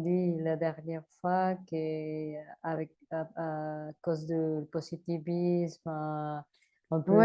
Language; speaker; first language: French; non-native, learner; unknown